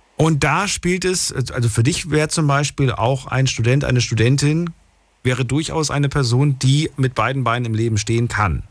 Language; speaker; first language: German; native; German